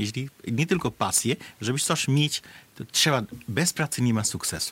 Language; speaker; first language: Polish; non-native, fluent; Bangla